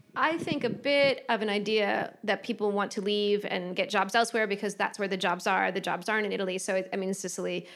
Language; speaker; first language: English; native; English